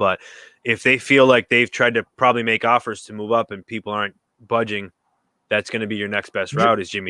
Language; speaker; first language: English; native; English